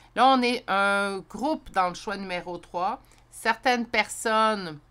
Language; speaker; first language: French; native; French